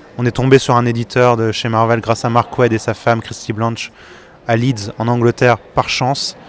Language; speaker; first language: French; native; French